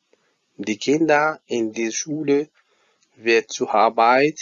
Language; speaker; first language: German; non-native, fluent; Arabic